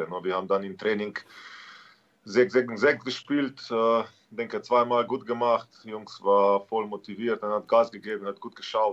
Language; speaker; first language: German; non-native, learner; Slovenian